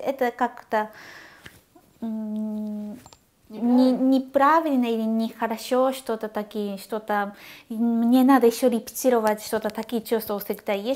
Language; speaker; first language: Russian; non-native, learner; Japanese